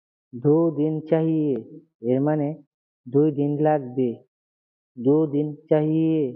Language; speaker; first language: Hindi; non-native, fluent; Bangla